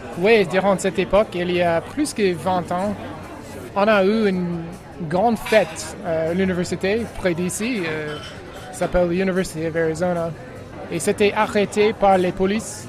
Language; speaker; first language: French; non-native, fluent; English